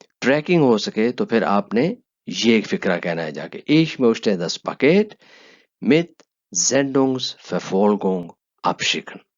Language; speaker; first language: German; non-native, fluent; Urdu